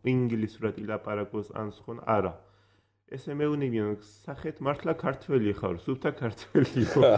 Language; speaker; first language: Georgian; early bilingual, heritage; Georgian